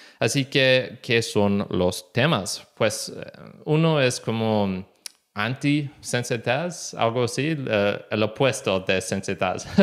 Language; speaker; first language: Spanish; non-native, learner; English